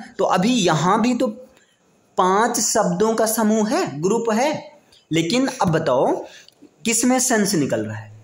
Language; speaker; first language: Hindi; native; Hindi